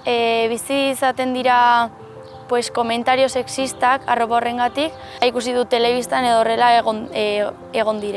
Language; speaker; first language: Basque; non-native, local second language; Spanish